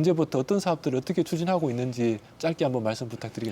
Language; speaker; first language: Korean; native; Korean